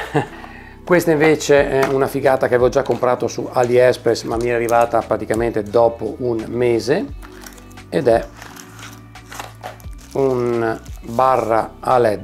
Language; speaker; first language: Italian; native; Italian